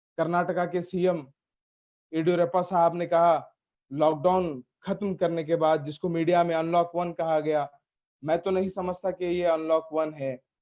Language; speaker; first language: Hindi; native; Hindi